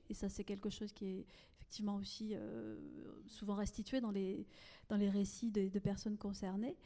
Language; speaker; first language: French; native; French